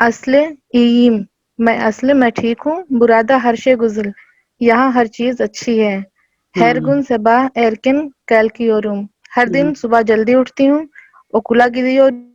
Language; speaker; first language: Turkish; non-native, learner; Urdu